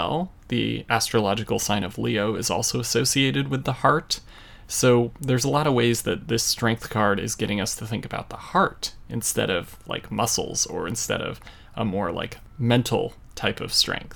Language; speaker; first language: English; native; English